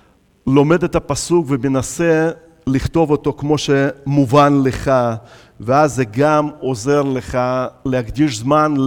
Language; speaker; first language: Hebrew; non-native, fluent; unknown